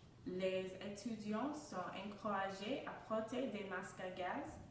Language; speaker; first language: French; non-native, learner; English